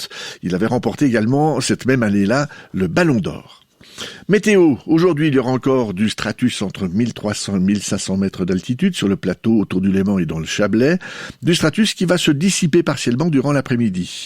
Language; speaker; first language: French; native; French